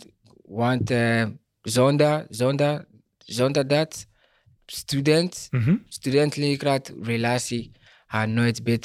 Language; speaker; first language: Dutch; non-native, learner; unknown